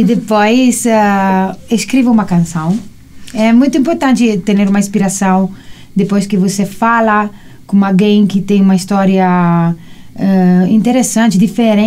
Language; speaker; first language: Portuguese; non-native, learner; Italian